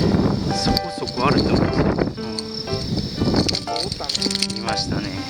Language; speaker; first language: Japanese; native; Japanese